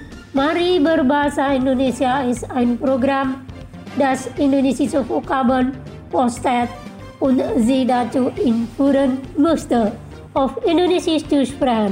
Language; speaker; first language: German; non-native, fluent; Indonesian